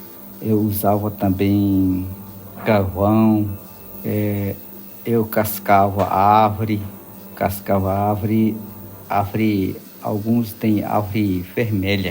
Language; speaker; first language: Portuguese; non-native, local second language; Yanomámi